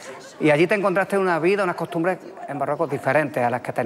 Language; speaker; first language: Spanish; native; Spanish